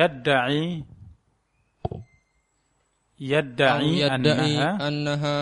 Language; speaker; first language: Arabic; non-native, fluent; Indonesian